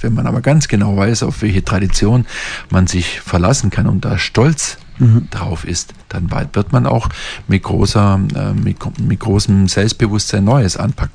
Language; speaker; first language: German; native; German